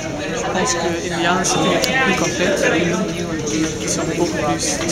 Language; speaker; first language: French; non-native, local second language; Dutch